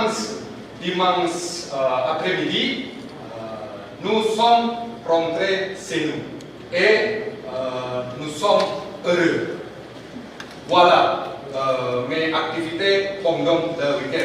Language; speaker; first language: French; non-native, learner; Indonesian